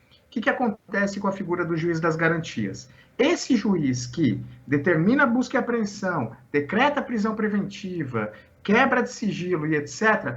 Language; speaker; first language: Portuguese; native; Portuguese